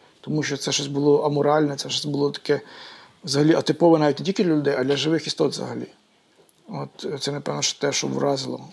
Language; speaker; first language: Ukrainian; native; Ukrainian